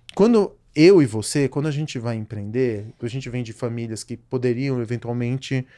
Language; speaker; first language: Portuguese; native; Portuguese